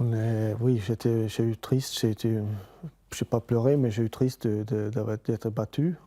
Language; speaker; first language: French; non-native, fluent; Swedish